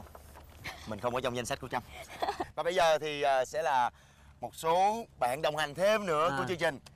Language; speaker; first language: Vietnamese; native; Vietnamese